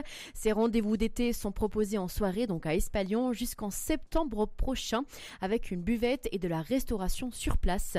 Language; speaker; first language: French; native; French